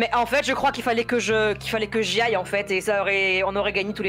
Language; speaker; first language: French; native; French